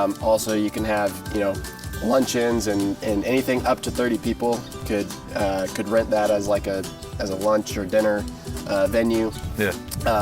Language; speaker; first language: English; native; English